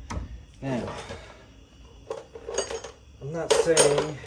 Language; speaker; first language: English; native; English